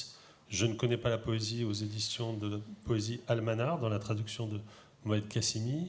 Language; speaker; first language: French; native; French